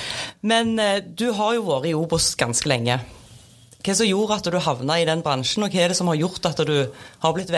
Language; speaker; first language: Norwegian; native; Norwegian